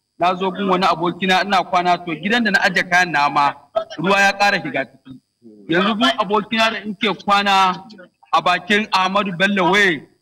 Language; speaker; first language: Hausa; native; Hausa